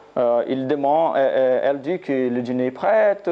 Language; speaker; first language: French; non-native, learner; Portuguese